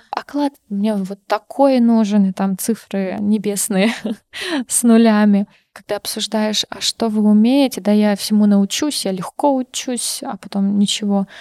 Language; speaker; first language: Russian; non-native, local second language; Karachay-Balkar